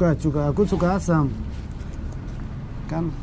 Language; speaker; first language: Indonesian; non-native, learner; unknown